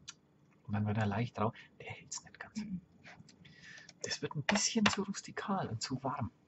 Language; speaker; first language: German; native; German